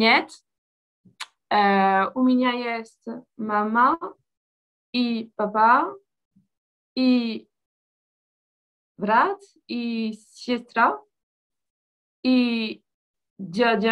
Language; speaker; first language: Russian; non-native, learner; French